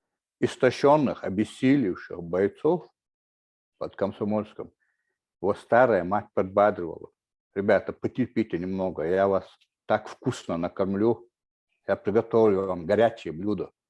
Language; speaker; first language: Russian; non-native, local second language; Chechen